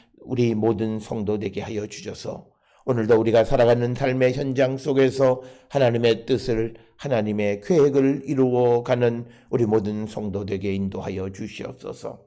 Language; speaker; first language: Korean; native; Korean